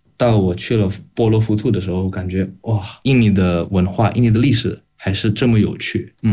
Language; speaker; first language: Chinese; non-native, fluent; Indonesian